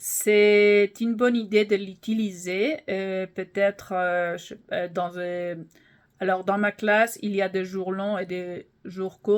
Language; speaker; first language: French; non-native, fluent; English